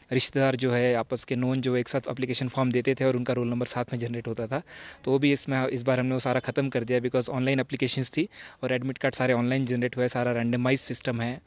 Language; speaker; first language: Hindi; non-native, local second language; Marathi